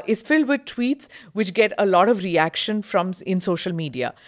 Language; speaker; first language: English; non-native, local second language; Hindi